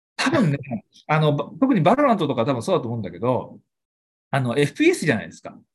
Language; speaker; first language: Japanese; native; Japanese